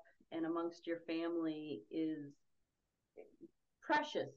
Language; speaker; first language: English; native; English